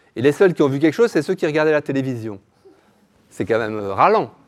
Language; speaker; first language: French; native; French